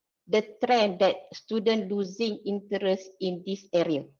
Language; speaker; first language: English; non-native, local second language; Malay